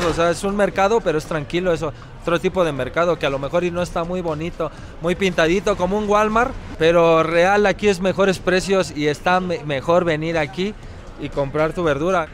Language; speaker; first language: Spanish; native; Spanish